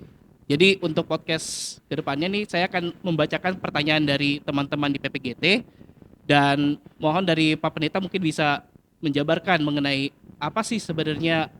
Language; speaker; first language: Indonesian; native; Indonesian